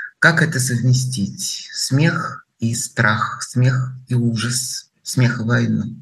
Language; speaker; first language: Russian; native; Russian